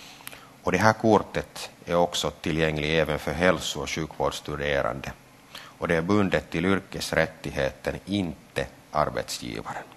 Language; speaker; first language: Swedish; non-native, local second language; Finnish